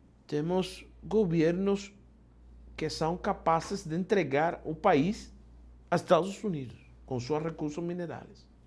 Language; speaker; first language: Portuguese; non-native, fluent; Spanish